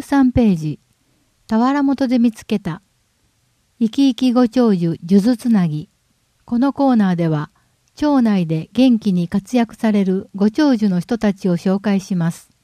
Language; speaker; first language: Japanese; native; Japanese